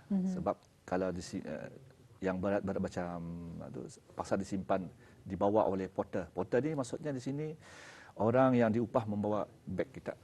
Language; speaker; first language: Malay; native; Malay